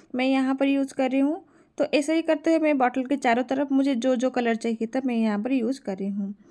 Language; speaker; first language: Hindi; non-native, local second language; Odia